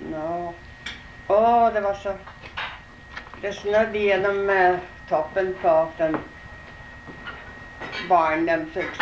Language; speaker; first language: Norwegian; early bilingual, heritage; Norwegian